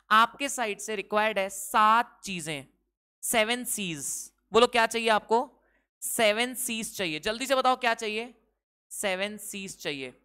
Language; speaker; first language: Hindi; native; Hindi